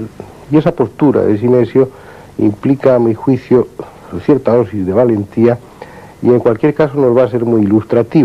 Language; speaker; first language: Spanish; native; Spanish